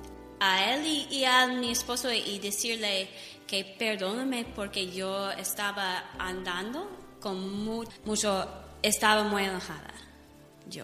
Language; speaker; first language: Spanish; non-native, fluent; English